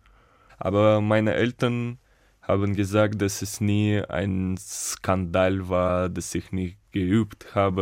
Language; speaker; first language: German; non-native, fluent; Russian